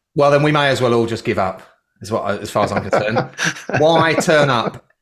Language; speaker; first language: English; native; English